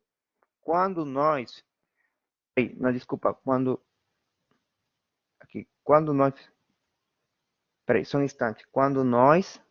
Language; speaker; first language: Portuguese; non-native, fluent; Spanish